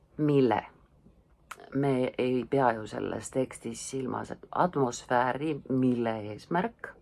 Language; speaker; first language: Estonian; native; Estonian